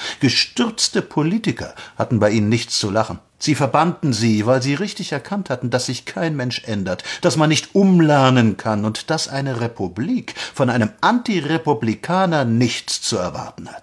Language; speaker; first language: German; native; German